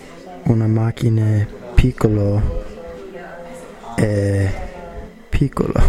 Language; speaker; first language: Italian; non-native, learner; English